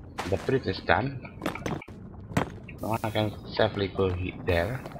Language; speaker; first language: English; non-native, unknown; Indonesian